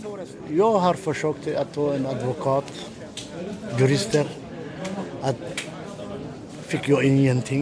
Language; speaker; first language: Swedish; non-native, learner; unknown